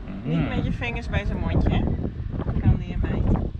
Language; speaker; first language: Dutch; native; Dutch